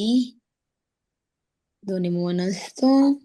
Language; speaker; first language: French; non-native, fluent; Punjabi